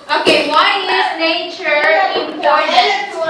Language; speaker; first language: English; non-native, fluent; Korean